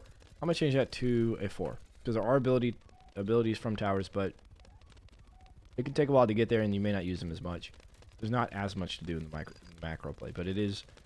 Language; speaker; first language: English; native; English